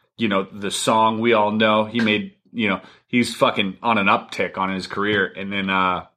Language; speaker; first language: English; early bilingual, other home language; German